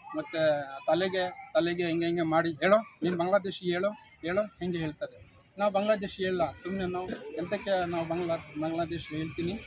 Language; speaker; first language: Kannada; non-native, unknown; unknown